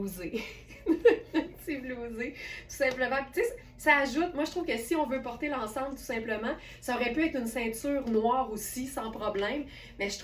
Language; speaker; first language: French; native; French